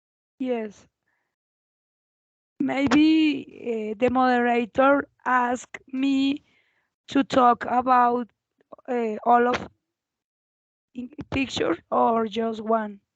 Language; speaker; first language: English; non-native, learner; Spanish